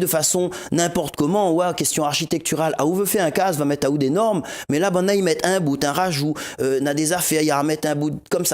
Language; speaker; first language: French; non-native, local second language; Réunion Creole French